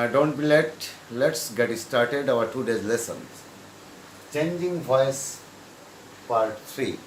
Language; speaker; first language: English; non-native, local second language; Bangla